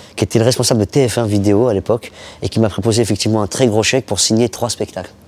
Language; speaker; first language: French; native; French